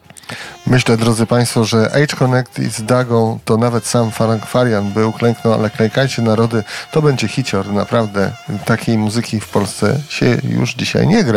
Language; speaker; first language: Polish; native; Polish